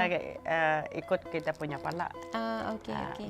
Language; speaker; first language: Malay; non-native, local second language; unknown